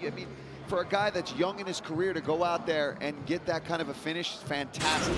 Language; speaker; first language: English; native; English